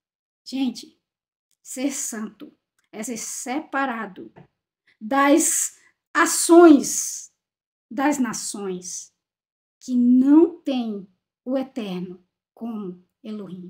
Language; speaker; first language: Portuguese; native; Portuguese